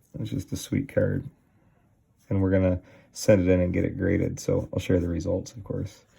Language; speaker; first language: English; native; English